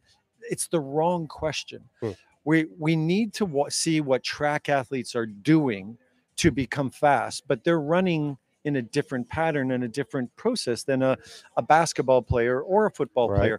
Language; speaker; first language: English; native; English